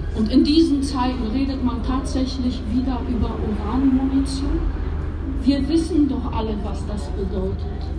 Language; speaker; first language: German; early bilingual, other home language; Polish